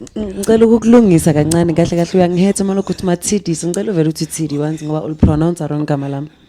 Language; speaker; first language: Zulu; non-native, local second language; Southern Sotho